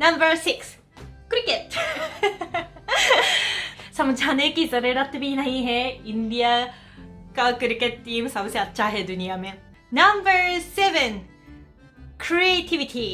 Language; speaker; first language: Hindi; non-native, fluent; Japanese